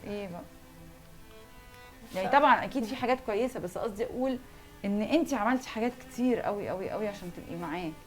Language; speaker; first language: Arabic; native; Arabic